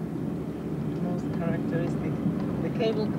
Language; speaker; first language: English; non-native, learner; Polish